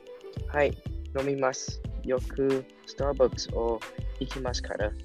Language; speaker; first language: Japanese; non-native, learner; English